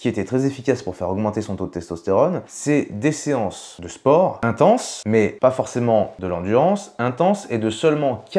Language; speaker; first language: French; native; French